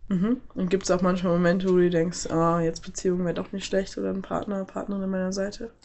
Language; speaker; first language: German; native; German